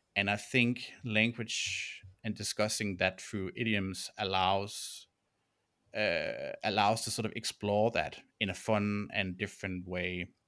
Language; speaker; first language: English; non-native, fluent; Danish